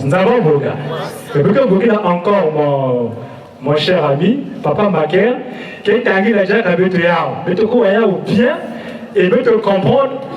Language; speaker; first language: French; non-native, local second language; Lingala